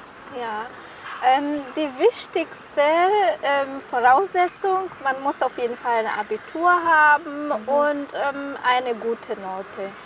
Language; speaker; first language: German; non-native, fluent; Kinyarwanda